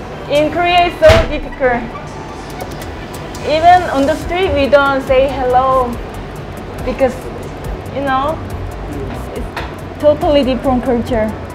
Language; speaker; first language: English; non-native, learner; Korean